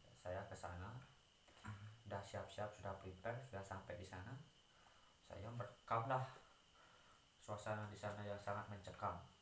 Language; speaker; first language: Indonesian; non-native, local second language; Balinese